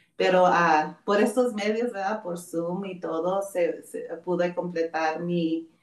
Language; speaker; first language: Spanish; early bilingual, heritage; Spanish